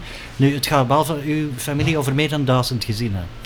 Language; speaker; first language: Dutch; native; Dutch